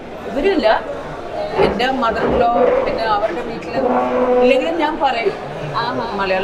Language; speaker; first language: Malayalam; non-native, fluent; Tamil